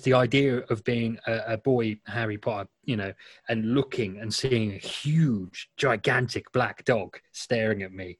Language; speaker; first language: English; native; English